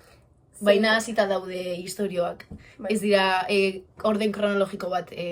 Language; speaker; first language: Basque; non-native, local second language; Spanish